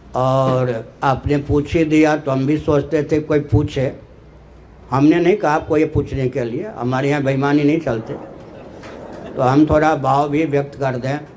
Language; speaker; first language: Hindi; non-native, local second language; Maithili